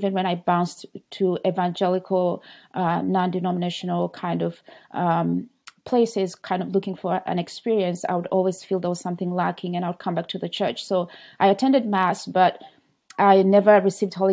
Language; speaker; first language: English; non-native, local second language; Ganda